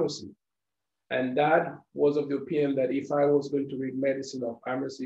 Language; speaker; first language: English; non-native, local second language; Yoruba